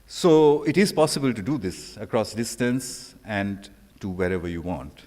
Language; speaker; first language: English; non-native, local second language; Bangla